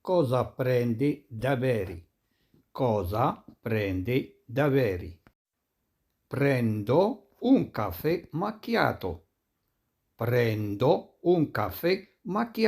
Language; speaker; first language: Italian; non-native, fluent; Arabic